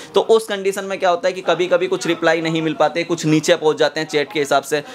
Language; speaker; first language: Hindi; native; Hindi